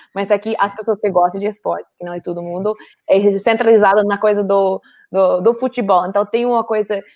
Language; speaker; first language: Portuguese; non-native, fluent; English